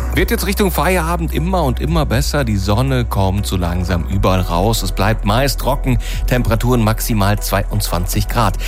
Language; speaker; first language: German; native; German